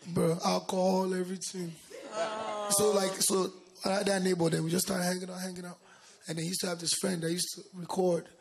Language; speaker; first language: English; non-native, local second language; Yoruba